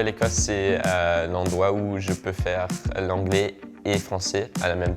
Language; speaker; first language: French; non-native, learner; German